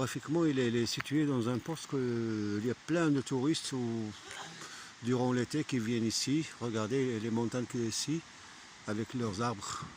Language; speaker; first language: French; non-native, fluent; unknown